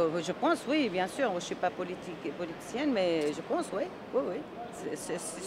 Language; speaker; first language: French; non-native, fluent; Arabic